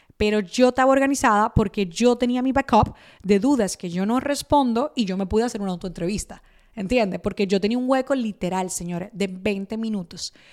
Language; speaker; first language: Spanish; early bilingual, other home language; Italian